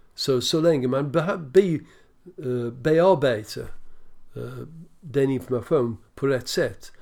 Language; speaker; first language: Swedish; non-native, fluent; English